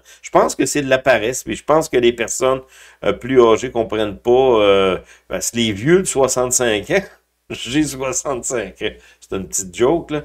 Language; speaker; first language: French; native; French